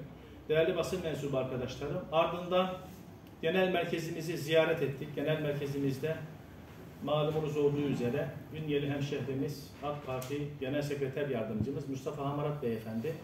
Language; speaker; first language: Turkish; native; Turkish